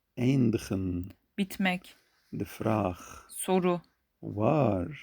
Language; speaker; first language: Dutch; non-native, learner; Turkish